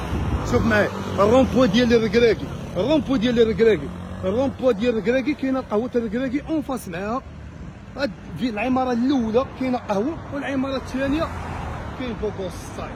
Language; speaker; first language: Arabic; native; Arabic